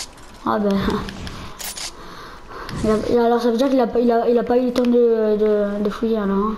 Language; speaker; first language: French; native; French